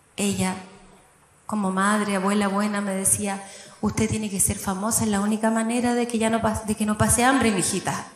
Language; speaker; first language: Spanish; native; Spanish